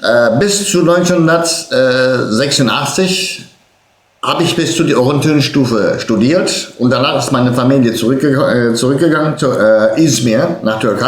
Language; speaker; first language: German; early bilingual, other home language; Turkish